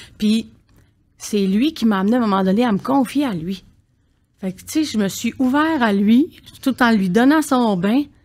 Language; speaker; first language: French; native; French